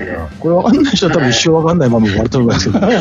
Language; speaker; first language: Japanese; native; Japanese